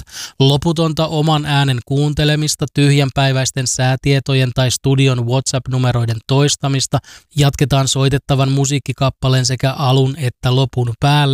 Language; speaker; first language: Finnish; native; Finnish